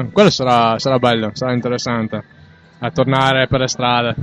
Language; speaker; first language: Italian; non-native, fluent; English